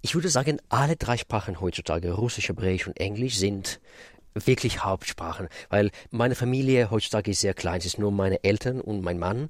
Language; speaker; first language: German; non-native, fluent; Russian